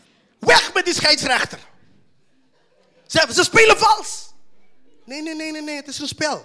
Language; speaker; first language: Dutch; non-native, local second language; Papiamento